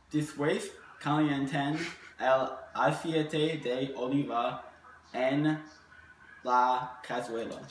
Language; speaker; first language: Spanish; non-native, learner; English